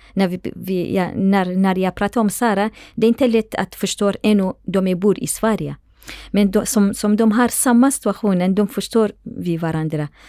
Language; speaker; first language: Swedish; non-native, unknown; Central Kurdish